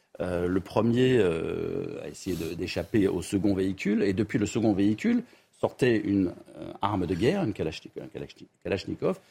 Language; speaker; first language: French; native; French